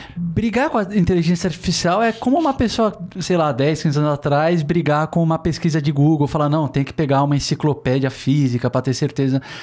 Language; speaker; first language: Portuguese; native; Portuguese